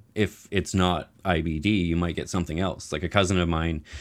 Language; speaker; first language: English; native; English